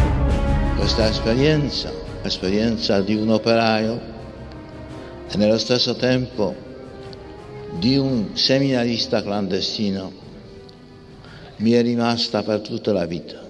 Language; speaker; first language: Italian; non-native, fluent; Polish